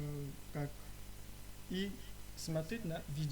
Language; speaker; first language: Russian; non-native, learner; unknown